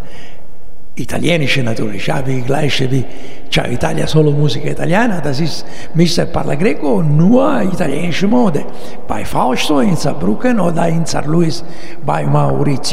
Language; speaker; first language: German; non-native, learner; Italian